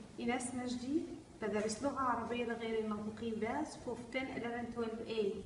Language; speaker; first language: Arabic; native; Arabic